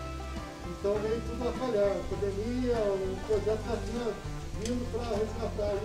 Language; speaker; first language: Portuguese; native; Portuguese